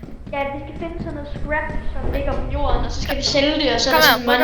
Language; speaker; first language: Danish; native; Danish